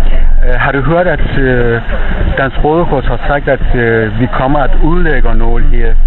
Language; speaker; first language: Danish; non-native, fluent; Persian